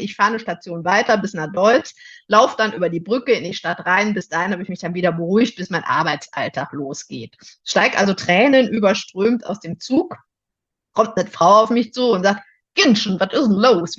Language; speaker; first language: German; native; German